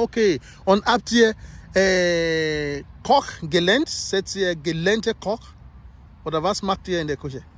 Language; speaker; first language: German; non-native, learner; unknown